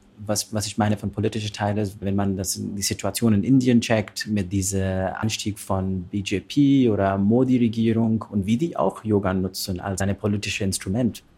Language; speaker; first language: German; early bilingual, other home language; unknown